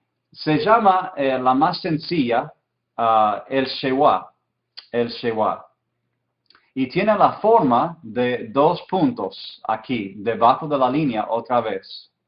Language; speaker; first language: Spanish; non-native, fluent; English